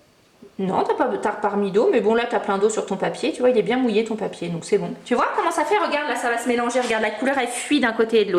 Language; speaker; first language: French; native; French